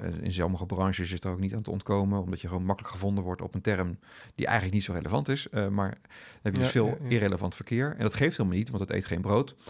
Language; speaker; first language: Dutch; native; Dutch